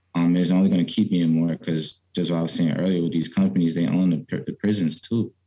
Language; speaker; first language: English; native; English